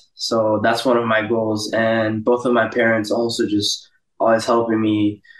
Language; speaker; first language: English; early bilingual, other home language; Portuguese